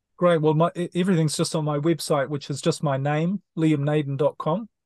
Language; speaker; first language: English; native; English